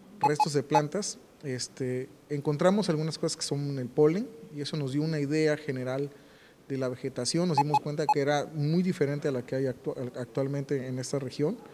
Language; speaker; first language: Spanish; native; Spanish